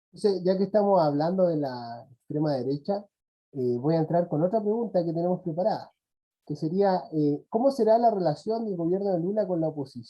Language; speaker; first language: Spanish; native; Spanish